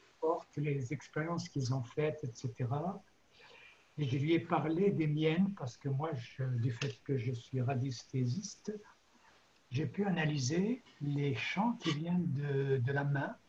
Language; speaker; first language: French; native; French